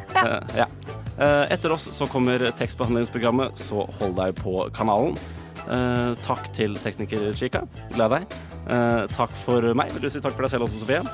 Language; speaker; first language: Norwegian; native; Norwegian